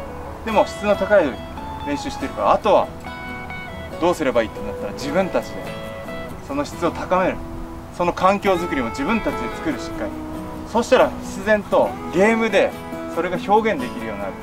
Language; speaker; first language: Japanese; native; Japanese